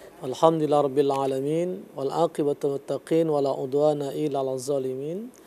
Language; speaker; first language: Indonesian; native; Indonesian